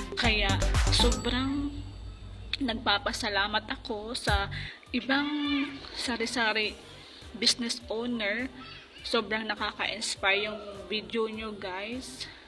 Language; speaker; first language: Filipino; non-native, local second language; Hiligaynon